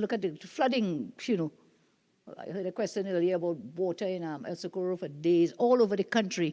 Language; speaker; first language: English; native; English